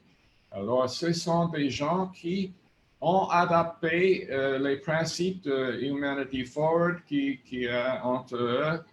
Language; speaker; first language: French; non-native, fluent; English